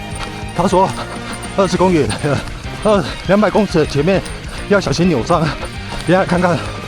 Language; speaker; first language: Chinese; native; Chinese